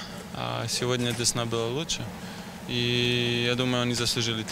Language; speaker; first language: Russian; non-native, fluent; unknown